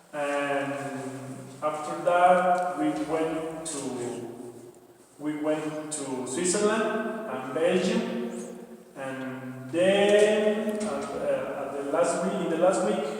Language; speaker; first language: English; non-native, learner; Spanish